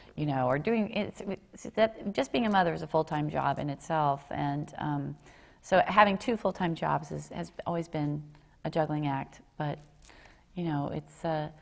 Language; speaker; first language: English; native; English